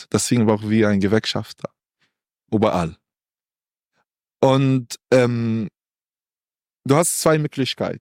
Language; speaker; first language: German; non-native, learner; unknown